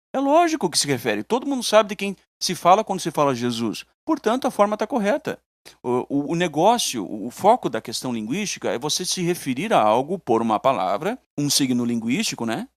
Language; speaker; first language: Portuguese; native; Portuguese